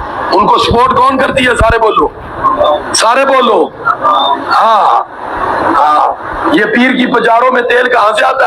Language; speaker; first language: Urdu; native; Urdu